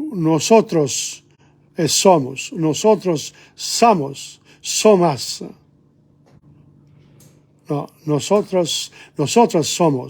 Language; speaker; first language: Spanish; non-native, fluent; English